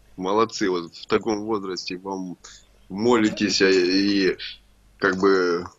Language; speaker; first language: Russian; native; Russian